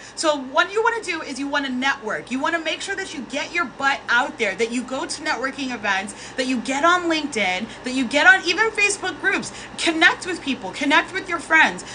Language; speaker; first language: English; native; English